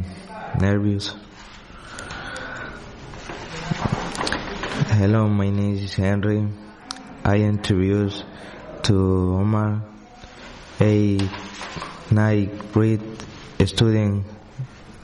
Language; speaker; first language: English; non-native, fluent; Spanish